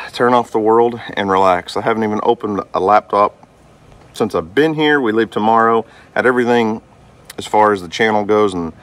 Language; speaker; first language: English; native; English